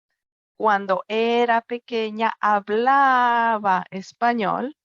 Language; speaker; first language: Spanish; non-native, fluent; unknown